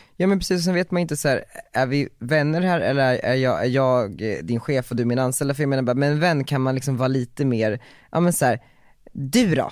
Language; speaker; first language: Swedish; native; Swedish